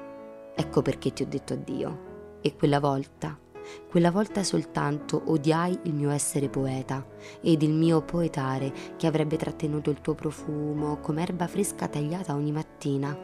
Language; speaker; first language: Italian; native; Italian